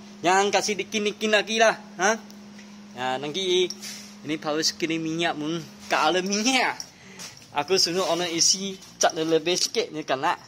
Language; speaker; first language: Malay; non-native, local second language; Chinese